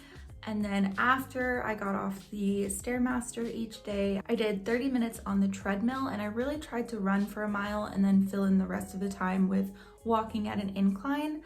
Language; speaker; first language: English; native; English